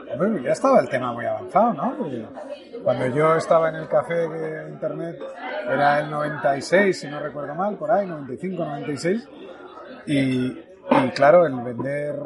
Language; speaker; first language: Spanish; native; Spanish